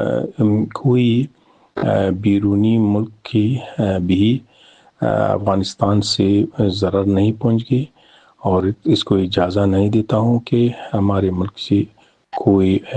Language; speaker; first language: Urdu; non-native, learner; Pashto